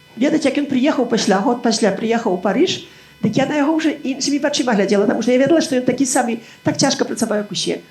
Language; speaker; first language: Belarusian; native; Belarusian